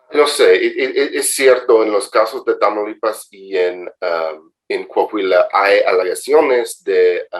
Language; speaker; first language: Spanish; non-native, fluent; English